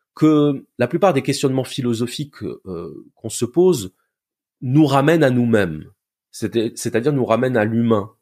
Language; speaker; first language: French; native; French